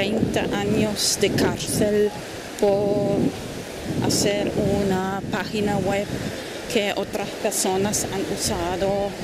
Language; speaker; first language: Spanish; non-native, fluent; German